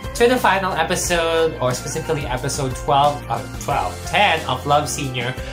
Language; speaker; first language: English; non-native, local second language; Filipino